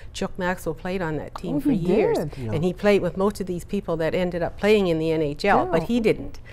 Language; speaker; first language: English; native; English